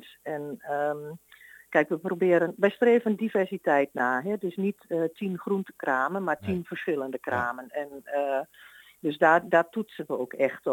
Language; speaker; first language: Dutch; native; Dutch